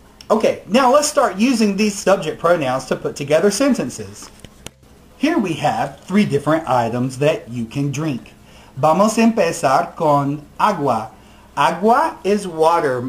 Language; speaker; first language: English; native; English